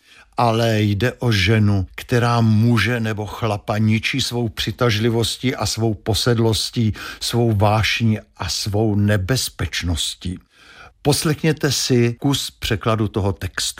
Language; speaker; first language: Czech; native; Czech